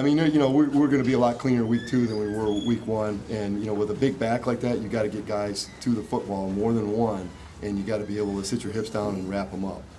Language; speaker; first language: English; native; English